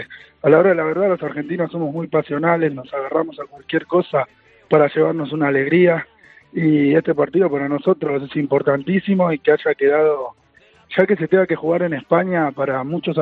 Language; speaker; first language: Spanish; native; Spanish